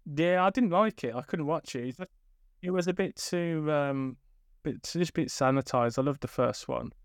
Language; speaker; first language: English; native; English